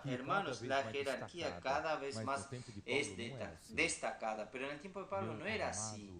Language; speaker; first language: Spanish; non-native, fluent; Portuguese